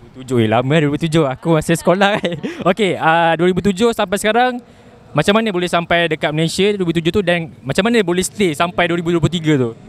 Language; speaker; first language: Malay; native; Malay